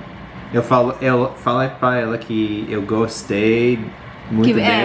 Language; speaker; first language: Portuguese; non-native, learner; English